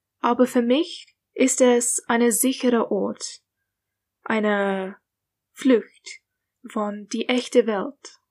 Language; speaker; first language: German; non-native, learner; English